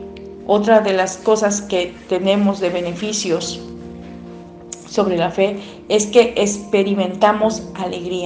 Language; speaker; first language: Spanish; native; Spanish